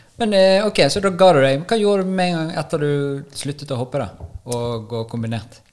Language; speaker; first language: Norwegian; native; Norwegian